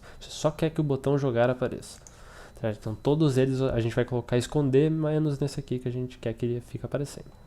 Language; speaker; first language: Portuguese; native; Portuguese